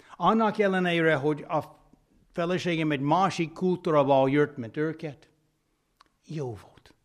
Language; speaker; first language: Hungarian; non-native, fluent; English